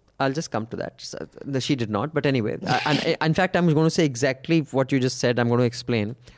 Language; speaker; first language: English; non-native, local second language; Punjabi